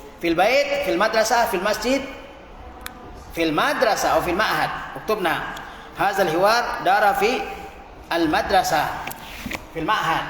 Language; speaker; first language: Arabic; non-native, fluent; Indonesian